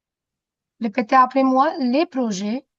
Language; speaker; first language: French; non-native, fluent; Hindi